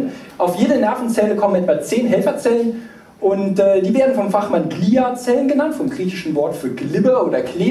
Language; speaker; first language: German; native; German